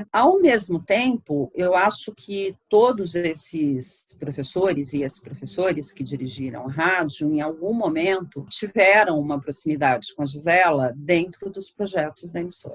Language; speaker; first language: Portuguese; native; Portuguese